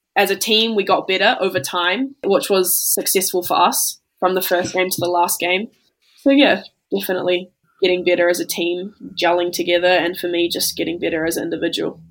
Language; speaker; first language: English; native; English